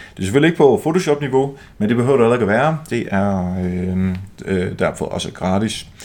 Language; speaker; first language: Danish; native; Danish